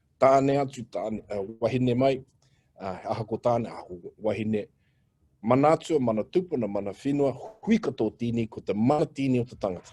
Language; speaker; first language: Māori; non-native, local second language; English